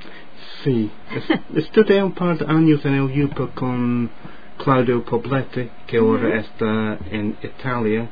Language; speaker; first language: Spanish; non-native, fluent; English